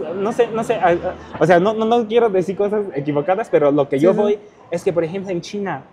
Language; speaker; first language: Spanish; non-native, fluent; Chinese